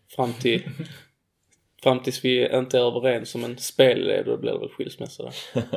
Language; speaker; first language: Swedish; native; Swedish